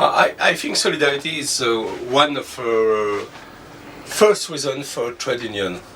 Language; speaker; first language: English; non-native, learner; French